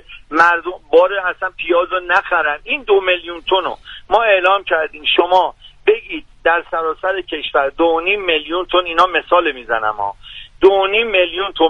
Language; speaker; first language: Persian; native; Persian